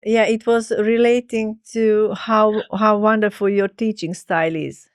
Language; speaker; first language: English; non-native, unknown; Hungarian